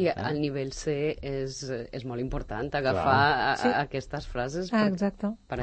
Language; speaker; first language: Catalan; non-native, fluent; Portuguese